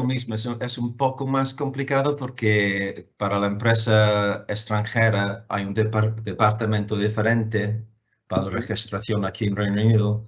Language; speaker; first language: Spanish; non-native, fluent; English